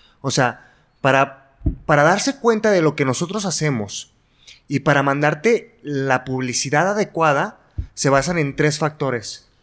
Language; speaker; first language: Spanish; native; Spanish